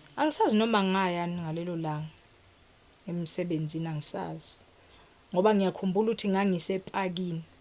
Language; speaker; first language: Zulu; native; Zulu